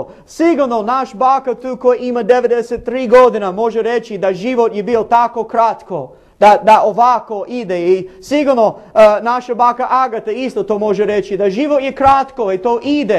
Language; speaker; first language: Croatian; non-native, learner; English